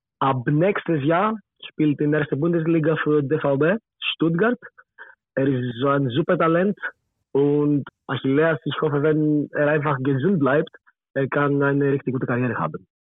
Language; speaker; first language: German; non-native, learner; Greek